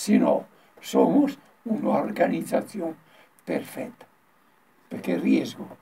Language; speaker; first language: Spanish; non-native, learner; Italian